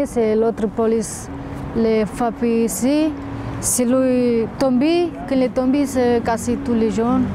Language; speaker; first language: French; non-native, learner; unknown